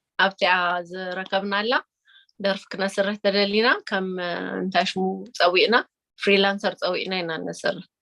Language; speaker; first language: Tigrinya; early bilingual, heritage; Tigrinya